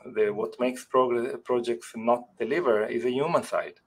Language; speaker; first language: English; non-native, fluent; Italian